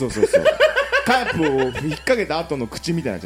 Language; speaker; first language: Japanese; native; Japanese